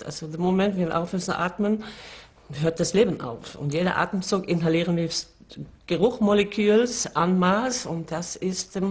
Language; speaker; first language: German; non-native, fluent; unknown